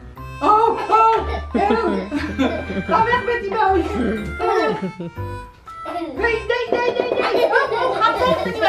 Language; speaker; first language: Dutch; native; Dutch